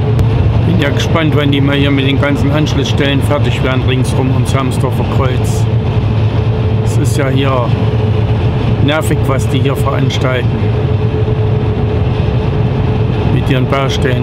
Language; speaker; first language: German; native; German